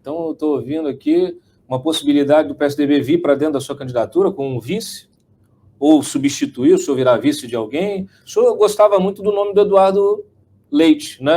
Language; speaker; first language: Portuguese; native; Portuguese